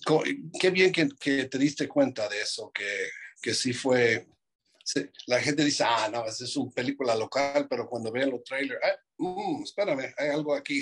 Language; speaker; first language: Spanish; non-native, fluent; English